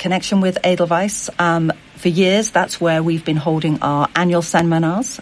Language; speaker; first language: English; native; English